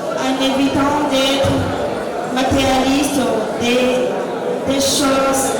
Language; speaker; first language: French; non-native, local second language; Rundi